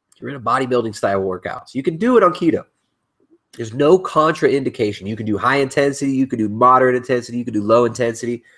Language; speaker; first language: English; native; English